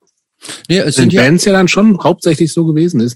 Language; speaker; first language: German; native; German